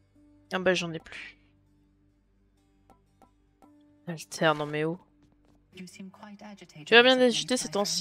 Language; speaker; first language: French; native; French